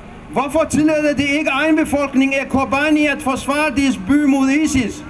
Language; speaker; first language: Danish; non-native, fluent; Kurdish